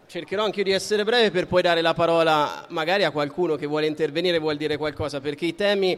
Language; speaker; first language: Italian; native; Italian